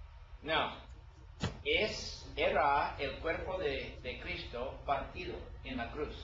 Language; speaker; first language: Spanish; non-native, learner; English